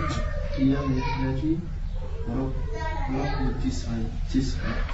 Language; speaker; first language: Arabic; non-native, learner; French